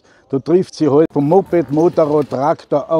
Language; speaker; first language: German; native; German